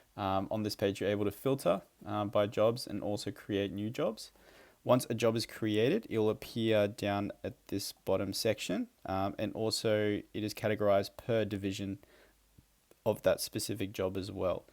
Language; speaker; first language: English; native; English